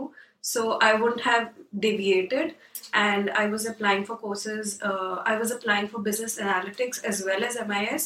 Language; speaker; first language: English; non-native, local second language; Hindi